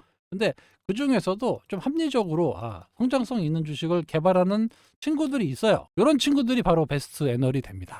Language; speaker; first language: Korean; native; Korean